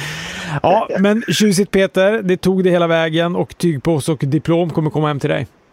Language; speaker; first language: Swedish; native; Swedish